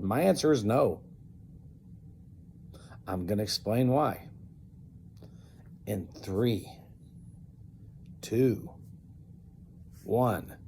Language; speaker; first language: English; native; English